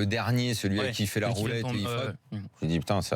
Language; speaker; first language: French; native; French